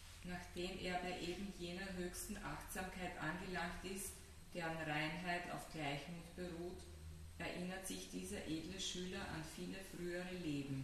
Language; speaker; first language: German; native; German